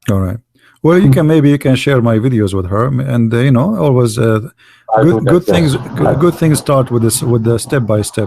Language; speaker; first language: English; non-native, fluent; Arabic